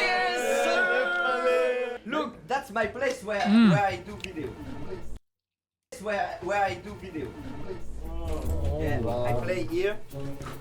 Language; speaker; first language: English; non-native, learner; French